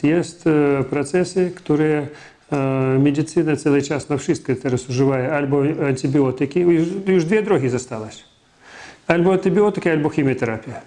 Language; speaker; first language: Polish; non-native, fluent; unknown